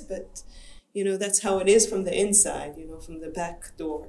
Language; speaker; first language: English; non-native, fluent; Hebrew